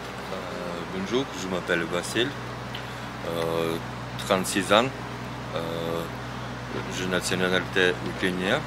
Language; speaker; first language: French; non-native, learner; Ukrainian